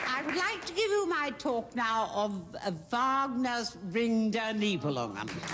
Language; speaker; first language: English; native; English